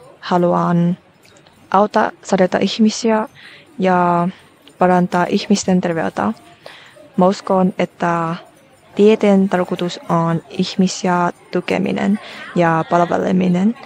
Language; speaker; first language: Finnish; non-native, learner; Vietnamese